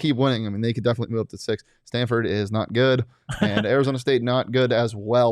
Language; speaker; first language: English; native; English